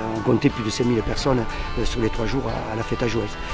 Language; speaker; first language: French; native; French